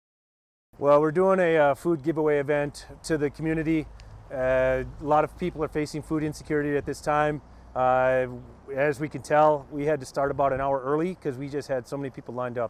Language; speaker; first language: English; native; English